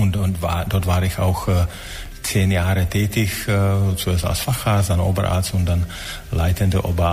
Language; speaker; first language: German; non-native, fluent; Czech